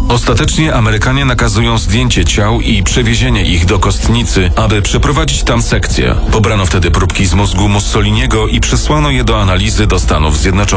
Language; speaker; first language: Polish; native; Polish